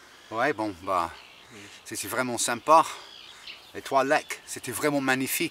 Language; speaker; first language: French; non-native, fluent; English